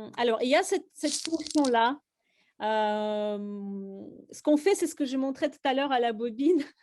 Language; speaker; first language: French; non-native, fluent; Russian